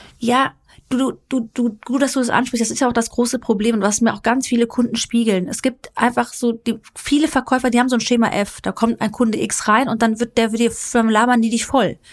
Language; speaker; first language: German; early bilingual, other home language; Greek